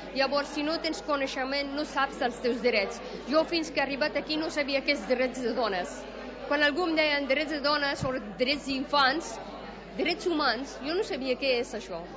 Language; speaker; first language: Catalan; non-native, fluent; Persian